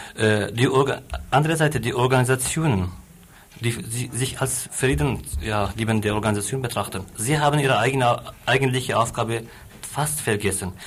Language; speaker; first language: German; non-native, fluent; Arabic